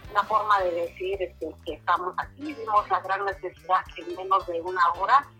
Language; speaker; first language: Spanish; non-native, local second language; Mixtepec Mixtec